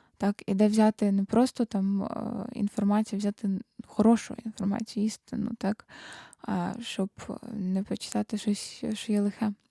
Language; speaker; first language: Ukrainian; native; Ukrainian